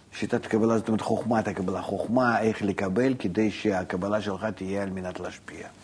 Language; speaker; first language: Hebrew; non-native, fluent; Russian